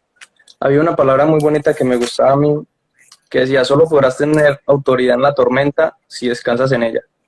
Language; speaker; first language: Spanish; native; Spanish